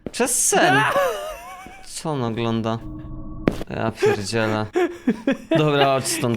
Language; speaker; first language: Polish; native; Polish